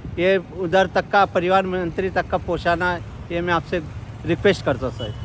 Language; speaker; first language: Hindi; non-native, local second language; Marathi